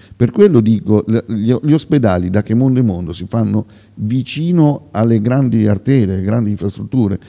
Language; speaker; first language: Italian; native; Italian